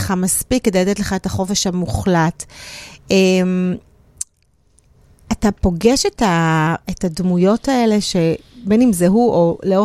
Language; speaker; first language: Hebrew; native; Hebrew